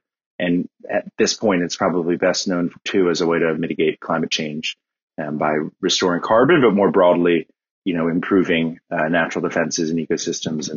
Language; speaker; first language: English; native; English